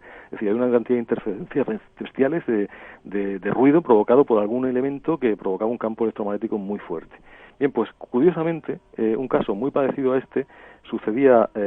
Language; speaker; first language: Spanish; native; Spanish